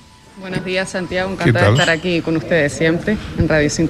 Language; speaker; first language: Spanish; native; Spanish